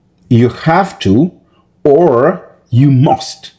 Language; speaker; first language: English; non-native, fluent; Haitian Creole